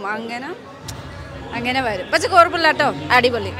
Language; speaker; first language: Malayalam; non-native, learner; Nepali